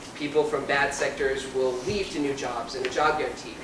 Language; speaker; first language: English; native; English